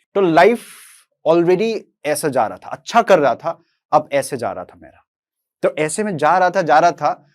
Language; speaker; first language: Hindi; non-native, local second language; Assamese